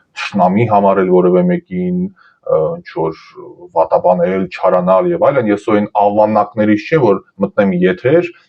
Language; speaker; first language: Armenian; early bilingual, heritage; Armenian